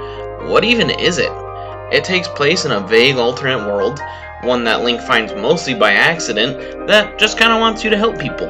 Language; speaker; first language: English; native; English